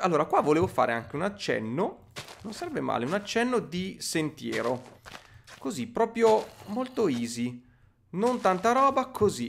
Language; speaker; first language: Italian; native; Italian